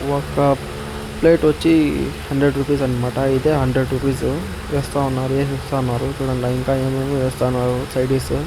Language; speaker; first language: Telugu; non-native, local second language; Urdu